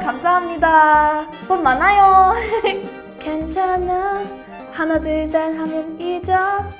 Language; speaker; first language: Korean; non-native, learner; English